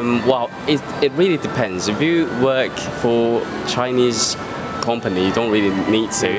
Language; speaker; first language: English; non-native, fluent; Chinese